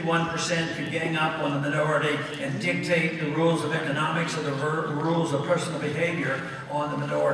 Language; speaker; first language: English; native; English